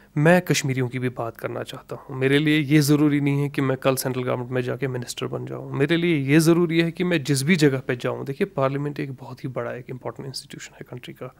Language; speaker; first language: Urdu; non-native, local second language; Kashmiri